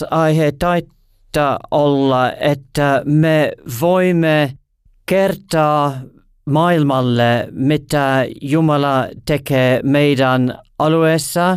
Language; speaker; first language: Finnish; non-native, learner; English